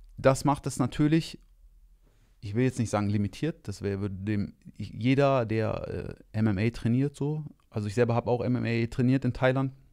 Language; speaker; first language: German; native; German